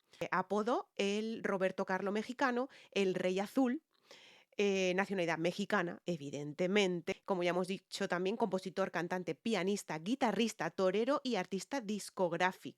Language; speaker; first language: Spanish; native; Spanish